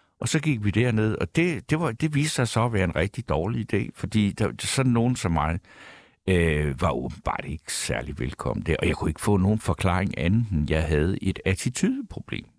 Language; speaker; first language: Danish; native; Danish